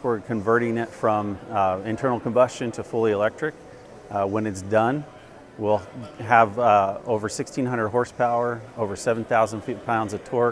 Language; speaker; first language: English; native; English